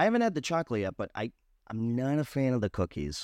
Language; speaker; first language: English; native; English